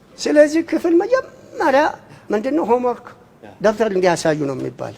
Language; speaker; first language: Amharic; non-native, local second language; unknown